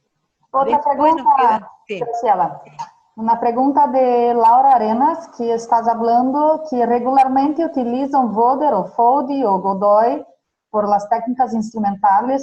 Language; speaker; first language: Spanish; non-native, fluent; Portuguese